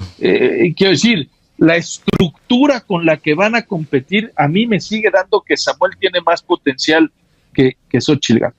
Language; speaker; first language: Spanish; native; Spanish